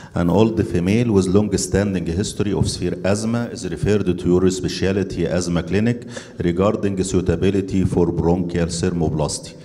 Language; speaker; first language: English; non-native, fluent; Arabic